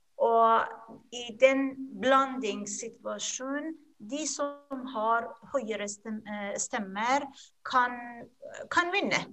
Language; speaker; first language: Norwegian; non-native, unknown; Persian